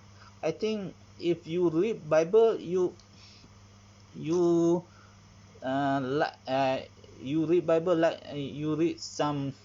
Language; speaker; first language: English; non-native, learner; Malay